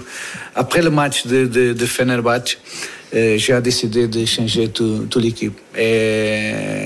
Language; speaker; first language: French; non-native, learner; Portuguese